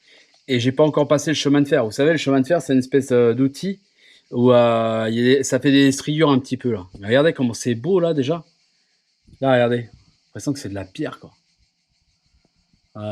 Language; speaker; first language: French; native; French